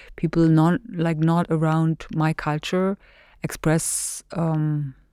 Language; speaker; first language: English; non-native, fluent; German